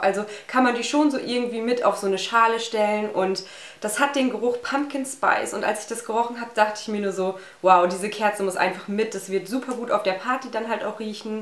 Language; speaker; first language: German; native; German